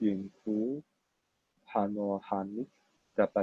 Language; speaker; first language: French; non-native, learner; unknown